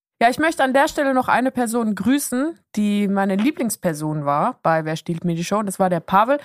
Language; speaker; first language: German; native; German